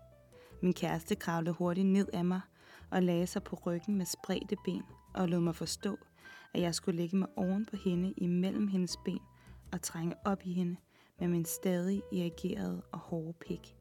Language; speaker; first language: Danish; native; Danish